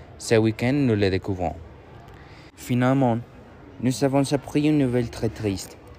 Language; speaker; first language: French; non-native, learner; Spanish